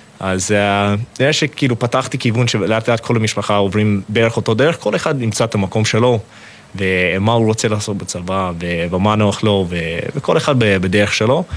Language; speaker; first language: Hebrew; non-native, fluent; English